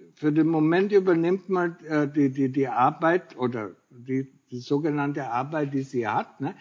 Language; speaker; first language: German; native; German